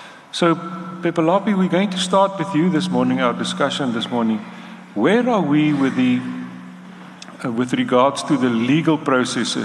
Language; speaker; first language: English; non-native, local second language; Afrikaans